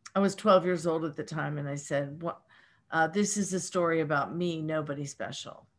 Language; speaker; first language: English; native; English